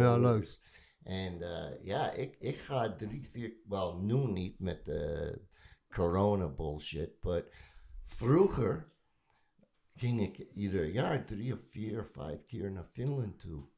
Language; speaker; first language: Dutch; non-native, learner; English